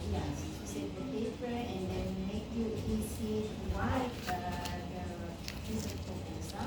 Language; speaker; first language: English; non-native, fluent; Indonesian